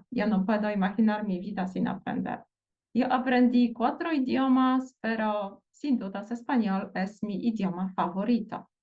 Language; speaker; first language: Spanish; non-native, fluent; Portuguese